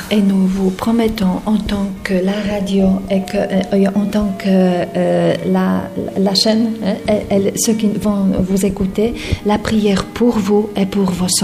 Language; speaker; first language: French; non-native, fluent; Polish